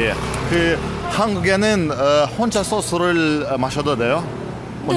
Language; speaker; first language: Korean; non-native, learner; Russian